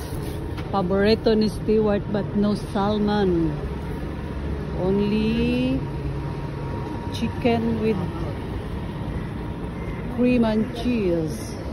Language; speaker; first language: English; non-native, learner; Cebuano